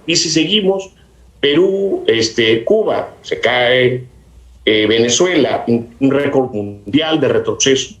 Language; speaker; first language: Spanish; native; Spanish